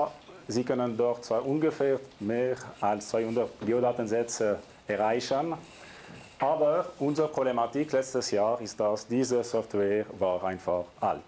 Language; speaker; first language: German; non-native, local second language; French